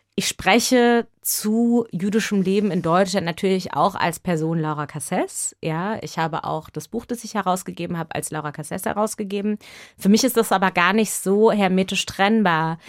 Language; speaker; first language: German; native; German